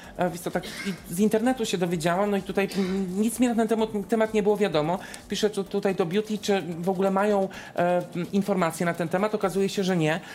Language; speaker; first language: Polish; native; Polish